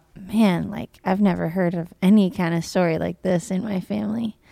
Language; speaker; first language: English; native; English